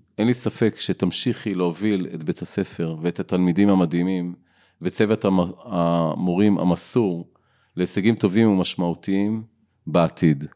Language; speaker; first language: Hebrew; native; Hebrew